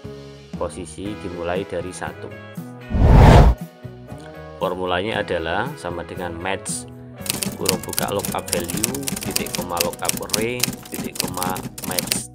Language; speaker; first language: Indonesian; native; Indonesian